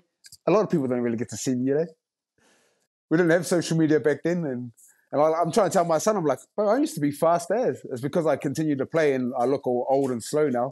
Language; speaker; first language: English; native; English